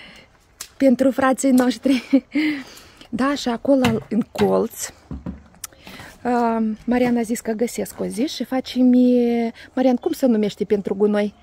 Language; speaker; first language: Romanian; non-native, learner; Russian